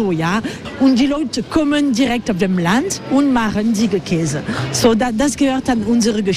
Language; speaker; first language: German; non-native, fluent; French